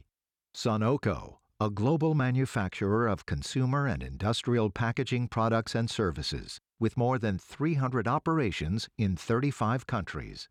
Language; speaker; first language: English; native; English